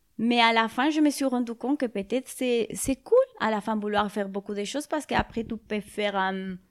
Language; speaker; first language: French; non-native, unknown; Spanish